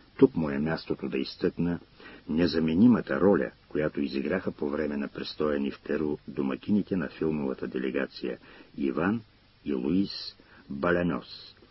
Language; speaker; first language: Bulgarian; native; Bulgarian